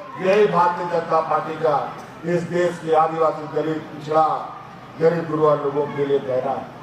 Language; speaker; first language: Hindi; non-native, local second language; Santali